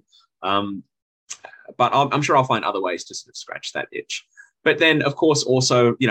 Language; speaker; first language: English; native; English